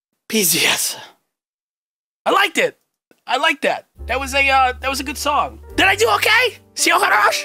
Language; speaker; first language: English; native; English